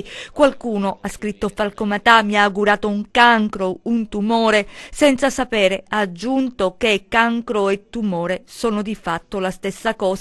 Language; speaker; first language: Italian; native; Italian